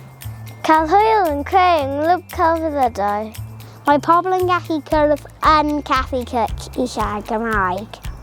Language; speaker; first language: Welsh; non-native, local second language; English